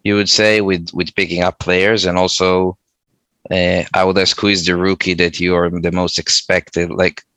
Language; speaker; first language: English; non-native, fluent; Hebrew